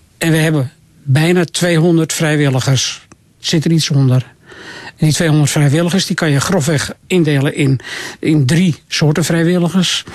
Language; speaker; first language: Dutch; native; Dutch